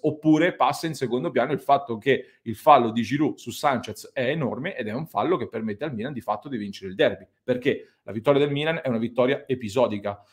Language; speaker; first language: Italian; native; Italian